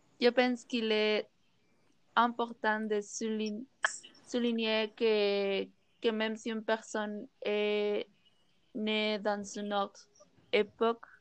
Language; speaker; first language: French; non-native, learner; Spanish